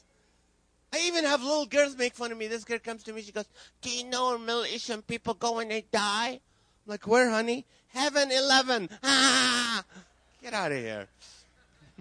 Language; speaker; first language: English; non-native, fluent; Arabic